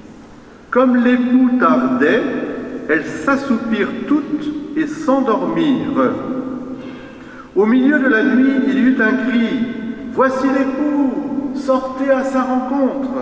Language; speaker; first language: French; native; French